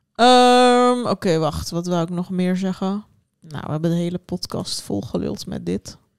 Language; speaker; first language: Dutch; early bilingual, other home language; Turkish